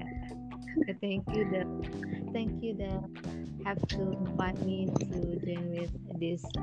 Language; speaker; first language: English; non-native, learner; Indonesian